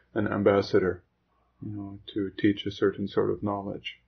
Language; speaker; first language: English; native; English